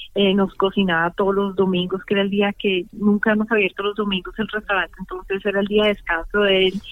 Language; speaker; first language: Spanish; native; Spanish